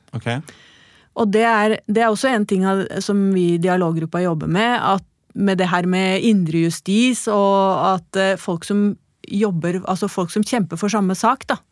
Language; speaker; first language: Norwegian; native; Norwegian